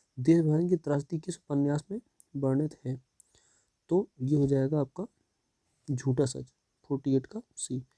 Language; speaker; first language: Hindi; native; Hindi